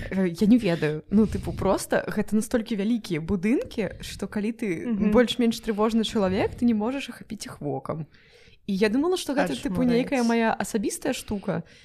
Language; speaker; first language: Belarusian; non-native, local second language; Russian